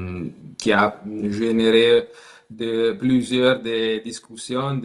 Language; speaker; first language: French; non-native, learner; Italian